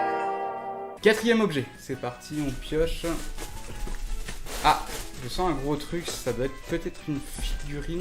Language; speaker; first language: French; native; French